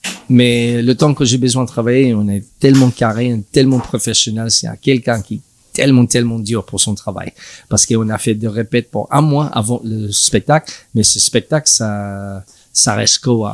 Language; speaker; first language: French; non-native, learner; English